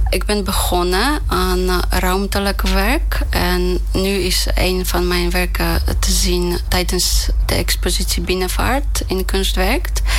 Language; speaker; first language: Dutch; non-native, fluent; Polish